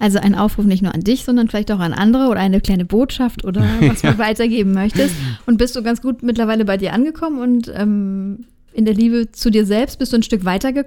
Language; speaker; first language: German; native; German